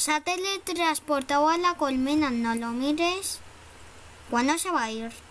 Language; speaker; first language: Spanish; native; Spanish